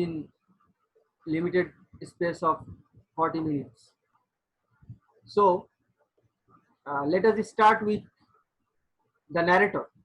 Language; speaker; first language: English; non-native, local second language; Bangla